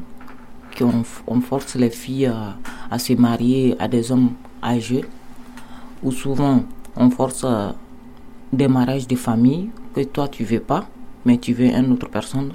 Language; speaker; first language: French; non-native, local second language; Bambara